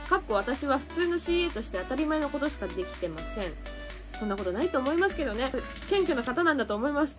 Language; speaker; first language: Japanese; native; Japanese